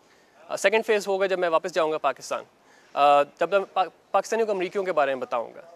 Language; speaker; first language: Urdu; native; Urdu